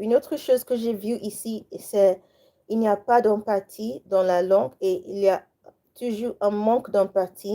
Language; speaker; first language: French; non-native, learner; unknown